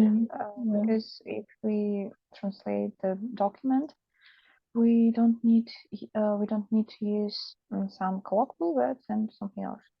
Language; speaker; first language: English; non-native, learner; Russian